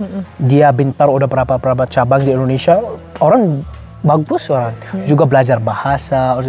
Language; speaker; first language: Indonesian; non-native, fluent; Arabic